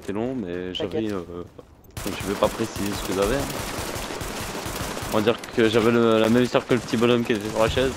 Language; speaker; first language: French; native; French